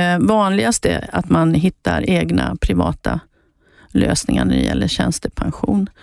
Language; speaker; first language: Swedish; native; Swedish